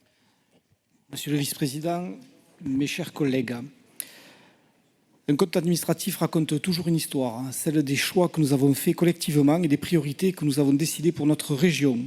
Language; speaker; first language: French; native; French